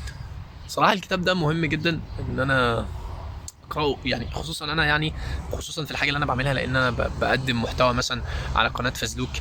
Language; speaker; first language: Arabic; native; Arabic